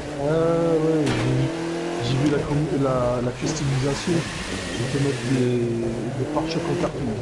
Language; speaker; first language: French; native; French